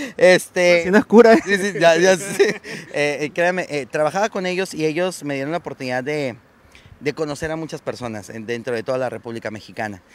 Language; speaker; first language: Spanish; native; Spanish